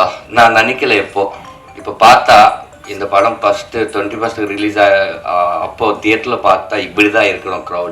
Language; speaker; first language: Tamil; non-native, learner; Telugu